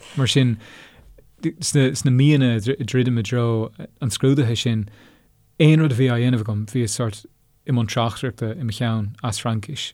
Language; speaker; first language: Irish; non-native, local second language; English